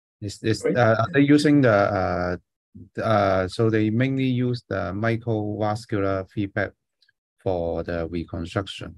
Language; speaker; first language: English; non-native, fluent; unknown